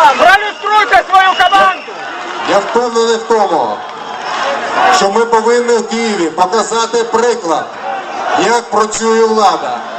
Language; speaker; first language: Ukrainian; non-native, local second language; Russian